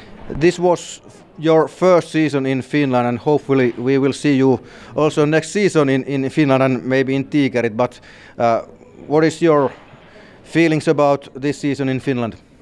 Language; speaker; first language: English; non-native, fluent; Finnish